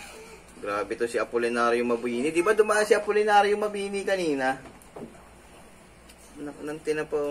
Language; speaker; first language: Filipino; native; Filipino